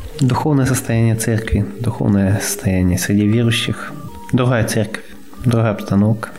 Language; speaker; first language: Russian; native; Russian